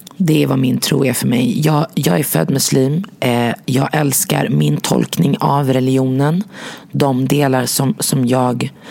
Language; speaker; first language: Swedish; early bilingual, other home language; Arabic